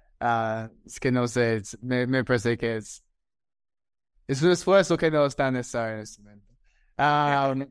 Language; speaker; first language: Spanish; non-native, fluent; English